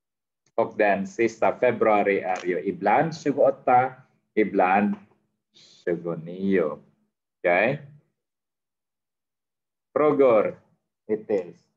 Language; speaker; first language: Swedish; non-native, fluent; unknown